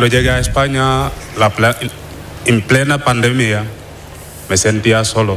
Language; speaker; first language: Spanish; non-native, fluent; Wolof